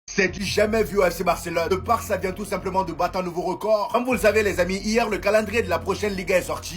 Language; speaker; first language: French; native; French